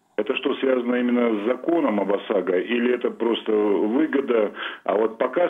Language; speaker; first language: Russian; native; Russian